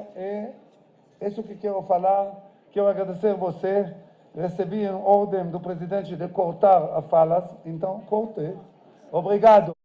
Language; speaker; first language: Portuguese; non-native, fluent; Hebrew